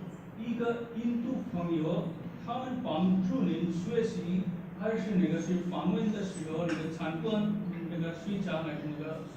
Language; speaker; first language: Chinese; non-native, learner; Hindi